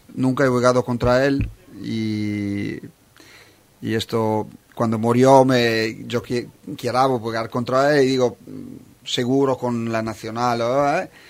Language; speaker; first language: Spanish; non-native, fluent; Italian